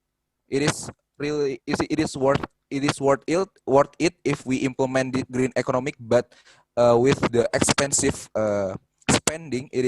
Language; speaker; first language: English; non-native, fluent; Indonesian